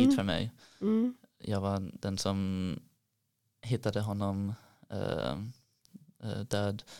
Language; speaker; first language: Swedish; early bilingual, heritage; Swedish